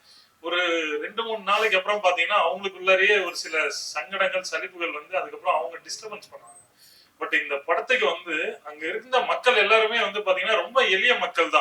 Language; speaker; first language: Tamil; native; Tamil